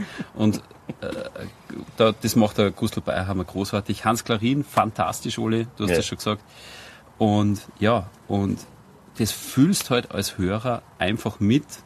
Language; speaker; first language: German; native; German